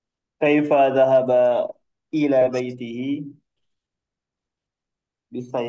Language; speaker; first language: Arabic; non-native, learner; Indonesian